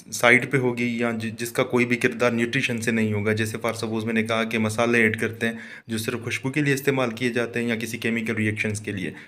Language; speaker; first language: Urdu; non-native, local second language; Sindhi